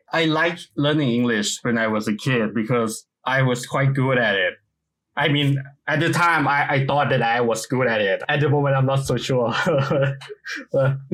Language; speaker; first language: English; non-native, fluent; Thai